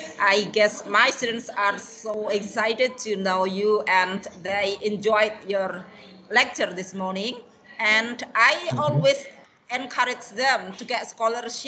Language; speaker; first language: English; non-native, fluent; Indonesian